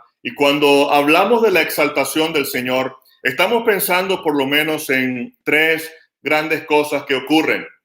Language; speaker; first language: Spanish; native; Spanish